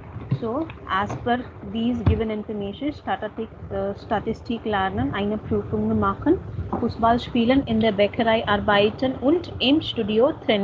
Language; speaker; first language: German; non-native, fluent; Hindi